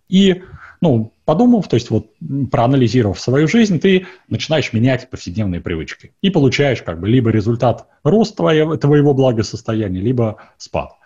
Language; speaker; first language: Russian; native; Russian